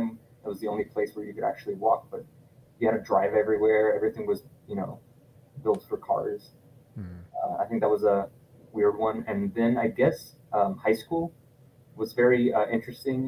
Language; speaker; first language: English; non-native, fluent; Italian